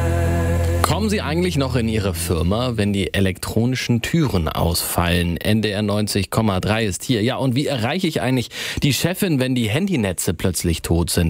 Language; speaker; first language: German; native; German